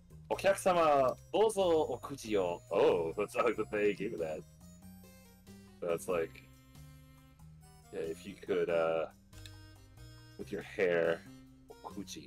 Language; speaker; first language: English; native; English